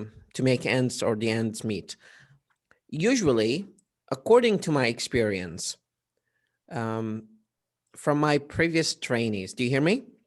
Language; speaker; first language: English; non-native, fluent; Arabic